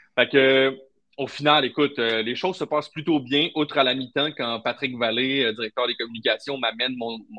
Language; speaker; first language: French; native; French